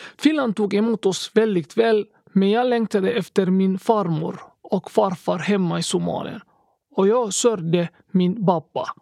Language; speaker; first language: Swedish; early bilingual, other home language; Somali